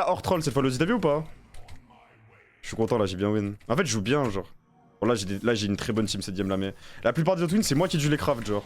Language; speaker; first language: French; native; French